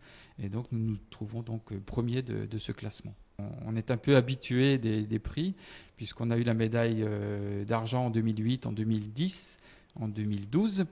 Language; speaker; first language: French; native; French